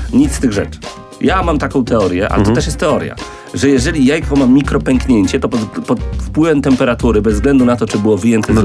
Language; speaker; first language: Polish; native; Polish